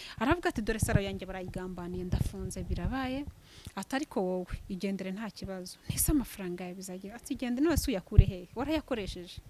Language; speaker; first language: Kinyarwanda; native; Kinyarwanda